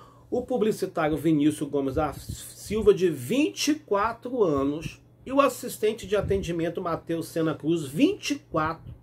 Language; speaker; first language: Portuguese; native; Portuguese